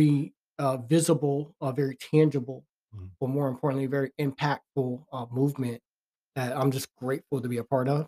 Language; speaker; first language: English; native; English